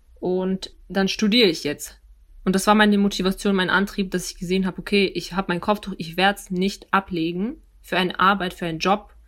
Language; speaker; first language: German; early bilingual, other home language; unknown